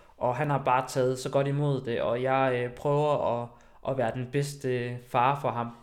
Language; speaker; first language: Danish; early bilingual, other home language; Haitian Creole